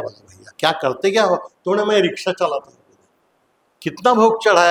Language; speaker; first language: Hindi; non-native, local second language; Marathi